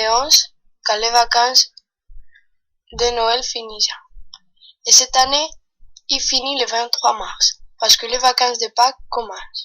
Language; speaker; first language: French; non-native, learner; Spanish